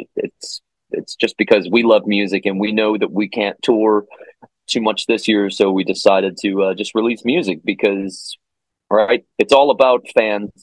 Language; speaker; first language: English; native; English